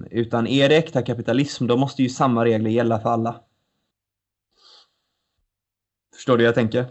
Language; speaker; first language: Swedish; native; Swedish